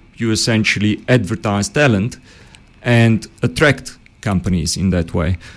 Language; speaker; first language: English; early bilingual, other home language; Bulgarian